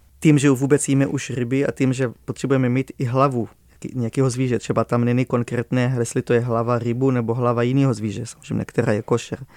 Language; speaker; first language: Czech; non-native, fluent; Hebrew